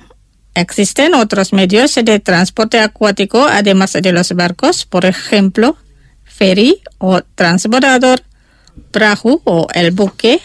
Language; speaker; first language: Spanish; non-native, fluent; Indonesian